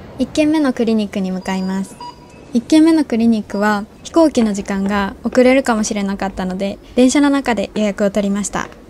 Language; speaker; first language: Japanese; native; Japanese